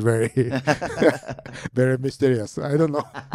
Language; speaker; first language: English; non-native, learner; Japanese